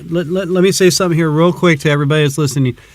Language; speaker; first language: English; native; English